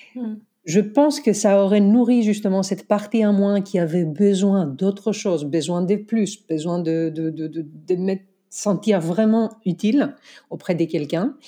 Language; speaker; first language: French; non-native, fluent; Greek